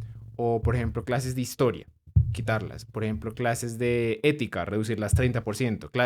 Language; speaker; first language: Spanish; native; Spanish